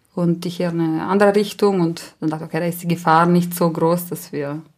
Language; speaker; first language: German; non-native, local second language; Ladin